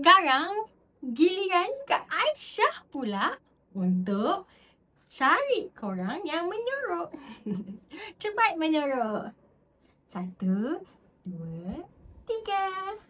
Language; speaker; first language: Malay; native; Malay